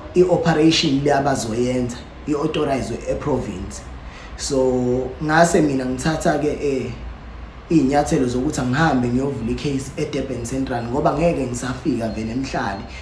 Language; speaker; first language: Zulu; native; Zulu